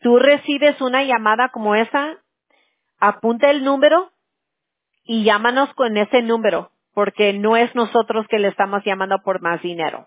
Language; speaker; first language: Spanish; early bilingual, heritage; Spanish